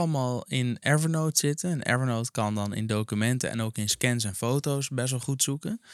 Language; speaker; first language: Dutch; native; Dutch